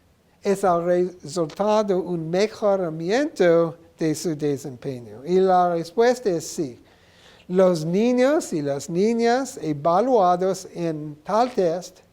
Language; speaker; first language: Spanish; non-native, learner; English